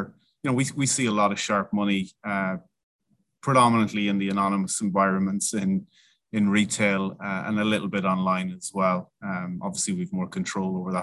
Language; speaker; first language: English; native; English